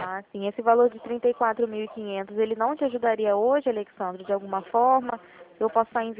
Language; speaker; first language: Portuguese; native; Portuguese